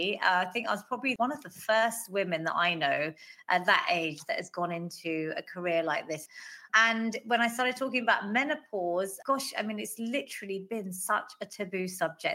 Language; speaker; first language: English; native; English